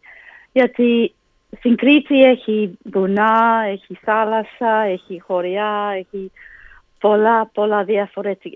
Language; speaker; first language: Greek; non-native, learner; English